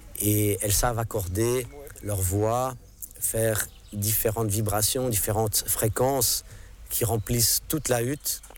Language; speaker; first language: French; non-native, local second language; English